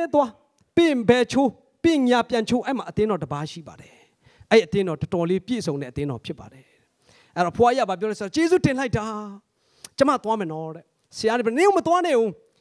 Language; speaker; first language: Burmese; non-native, local second language; Hakha Chin